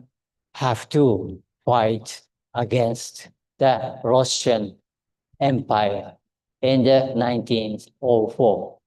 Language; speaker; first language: English; non-native, fluent; Japanese